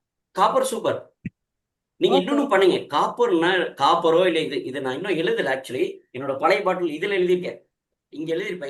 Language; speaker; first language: Tamil; native; Tamil